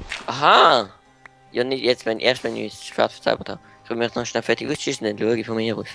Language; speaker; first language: German; native; German